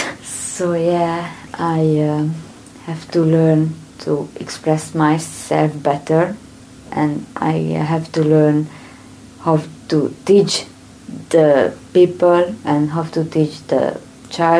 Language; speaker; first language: English; non-native, learner; Romanian